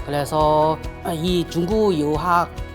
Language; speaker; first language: Korean; non-native, learner; Chinese